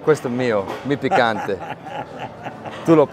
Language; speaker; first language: Italian; non-native, learner; English